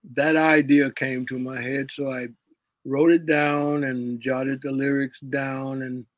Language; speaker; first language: English; native; English